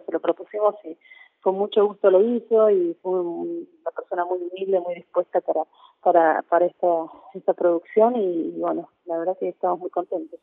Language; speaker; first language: Spanish; native; Spanish